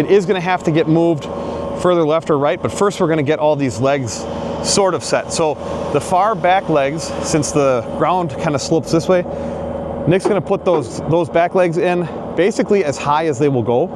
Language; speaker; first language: English; native; English